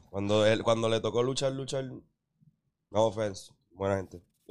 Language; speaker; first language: Spanish; early bilingual, heritage; Spanish